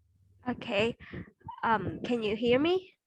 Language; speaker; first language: English; non-native, fluent; Vietnamese